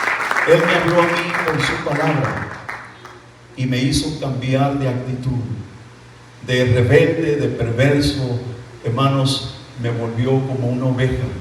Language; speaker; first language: Spanish; native; Spanish